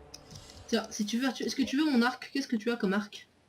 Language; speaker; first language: French; native; French